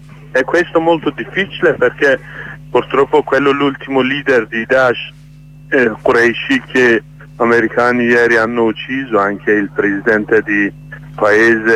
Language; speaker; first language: Italian; non-native, learner; Kurdish